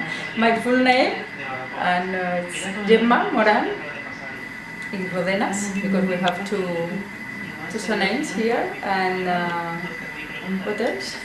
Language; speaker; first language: English; non-native, fluent; Spanish